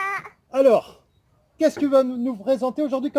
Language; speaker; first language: French; native; French